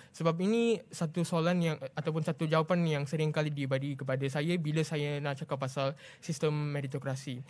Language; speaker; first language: Malay; non-native, local second language; Tamil